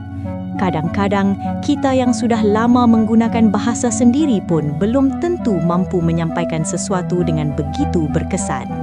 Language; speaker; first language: Malay; native; Malay